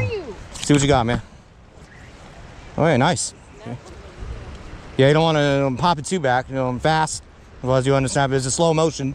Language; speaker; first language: English; native; English